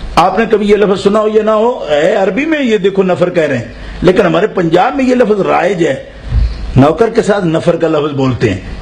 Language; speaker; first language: Urdu; non-native, local second language; Punjabi